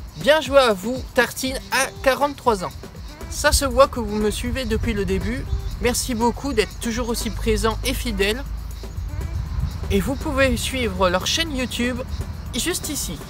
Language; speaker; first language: French; native; French